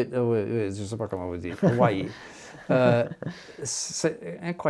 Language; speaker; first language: French; non-native, fluent; English